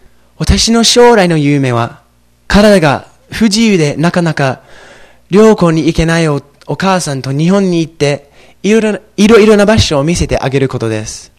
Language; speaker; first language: Japanese; non-native, fluent; English